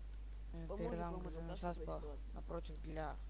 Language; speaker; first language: Russian; native; Russian